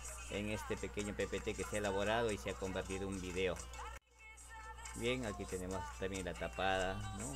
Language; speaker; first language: Spanish; native; Spanish